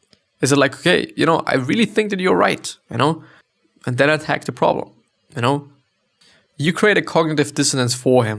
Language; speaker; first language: English; non-native, fluent; German